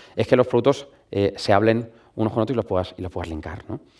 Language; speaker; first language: Spanish; native; Spanish